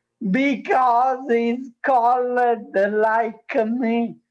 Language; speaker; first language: English; non-native, learner; Italian